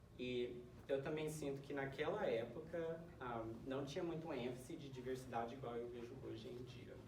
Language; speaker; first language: Portuguese; early bilingual, heritage; Portuguese